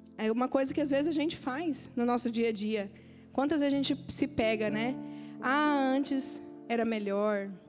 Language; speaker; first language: Portuguese; native; Portuguese